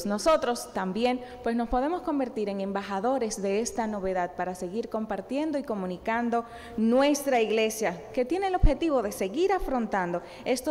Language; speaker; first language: Spanish; native; Spanish